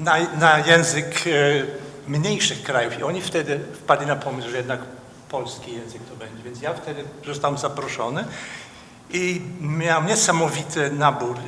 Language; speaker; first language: Polish; non-native, fluent; Dutch